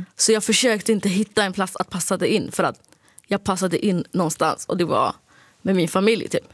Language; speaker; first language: Swedish; early bilingual, other home language; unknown